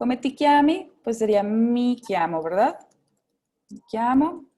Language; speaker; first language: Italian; non-native, fluent; Spanish